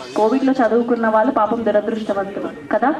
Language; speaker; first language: Telugu; native; Telugu